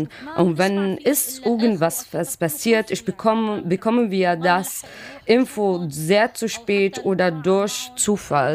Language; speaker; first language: German; non-native, learner; Arabic